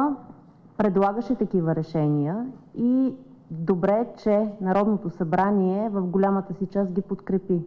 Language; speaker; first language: Bulgarian; native; Bulgarian